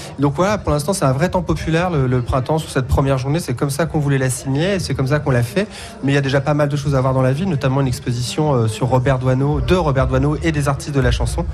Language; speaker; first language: French; native; French